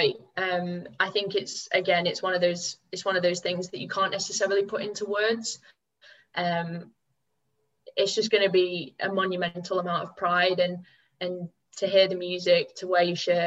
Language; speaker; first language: English; native; English